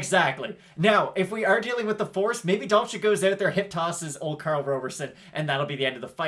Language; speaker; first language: English; native; English